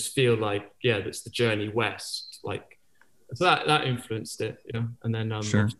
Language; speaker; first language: English; native; English